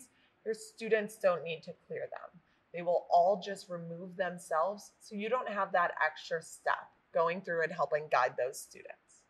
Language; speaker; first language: English; native; English